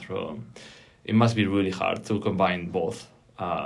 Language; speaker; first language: English; non-native, fluent; Spanish